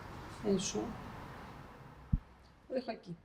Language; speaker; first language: Spanish; non-native, fluent; Greek